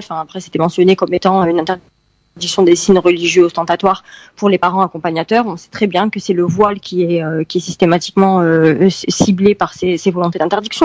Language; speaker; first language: French; early bilingual, heritage; French